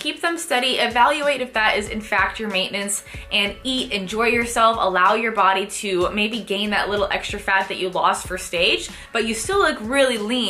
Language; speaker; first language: English; native; English